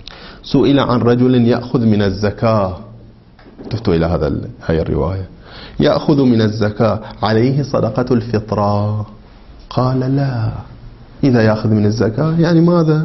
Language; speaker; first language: Arabic; native; Arabic